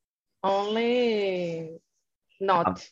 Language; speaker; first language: English; non-native, learner; Portuguese